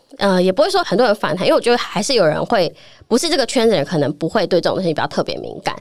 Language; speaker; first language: Chinese; native; Chinese